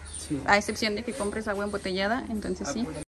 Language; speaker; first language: Spanish; native; Spanish